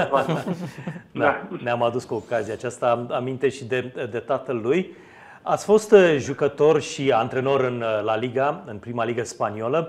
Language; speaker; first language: Romanian; native; Romanian